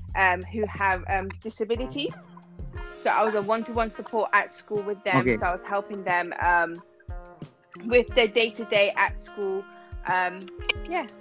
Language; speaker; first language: English; non-native, fluent; Persian